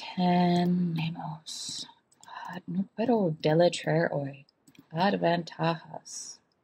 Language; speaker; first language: Spanish; non-native, learner; English